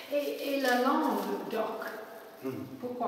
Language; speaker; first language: French; non-native, learner; Dutch